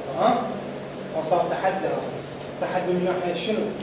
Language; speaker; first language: Arabic; native; Arabic